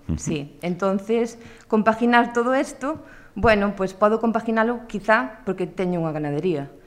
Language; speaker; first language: Galician; native; Galician